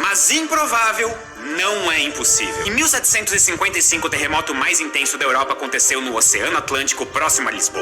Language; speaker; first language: Portuguese; native; Portuguese